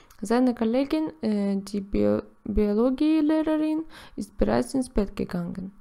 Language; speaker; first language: German; non-native, learner; Russian